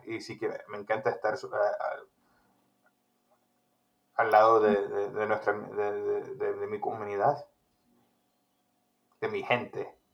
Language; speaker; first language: Spanish; early bilingual, heritage; Spanish